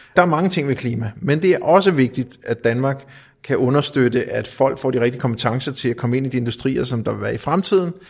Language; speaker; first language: Danish; native; Danish